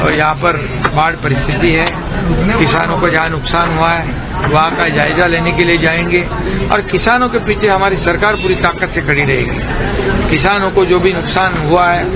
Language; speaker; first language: Hindi; non-native, local second language; Marathi